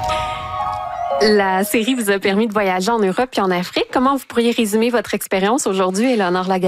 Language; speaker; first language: French; native; French